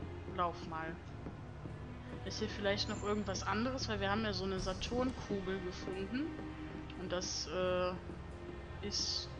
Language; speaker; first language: German; native; German